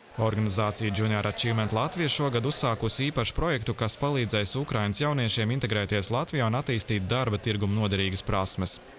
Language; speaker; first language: Latvian; native; Latvian